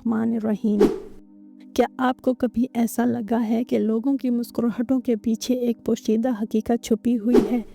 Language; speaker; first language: Hindi; native; Hindi